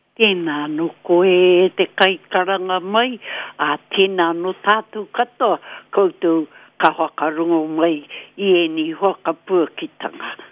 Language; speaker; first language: Māori; native; Māori